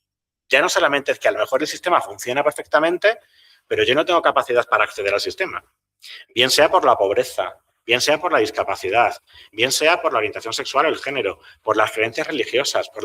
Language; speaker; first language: Spanish; native; Spanish